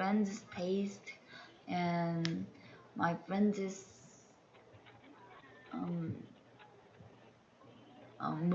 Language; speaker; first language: English; non-native, learner; Korean